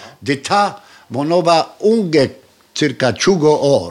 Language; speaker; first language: Swedish; non-native, learner; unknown